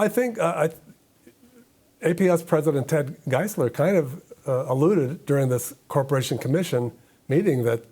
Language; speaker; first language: English; native; English